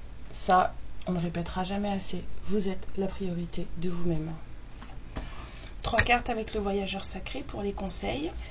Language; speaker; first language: French; native; French